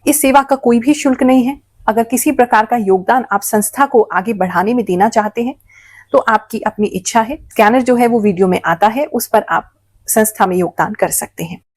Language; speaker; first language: Hindi; native; Hindi